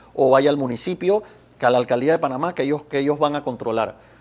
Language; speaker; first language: Spanish; native; Spanish